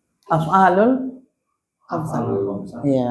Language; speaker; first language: Arabic; non-native, fluent; Indonesian